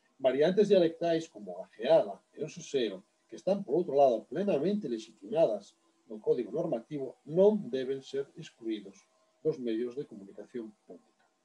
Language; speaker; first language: Galician; native; Galician